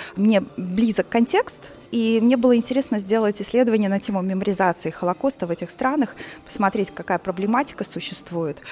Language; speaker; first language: Russian; native; Russian